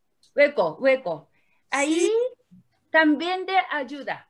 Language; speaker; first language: Spanish; non-native, learner; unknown